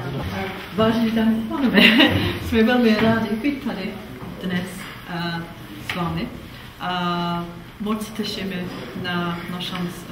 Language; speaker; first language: Czech; non-native, learner; English